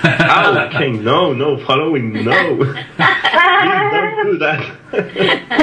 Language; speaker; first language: English; non-native, learner; Spanish